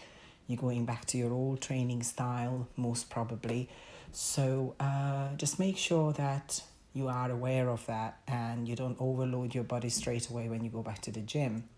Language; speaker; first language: English; non-native, fluent; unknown